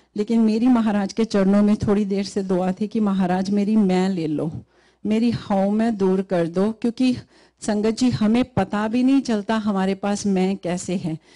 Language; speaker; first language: Hindi; native; Hindi